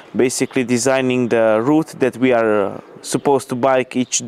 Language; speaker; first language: English; non-native, fluent; Romanian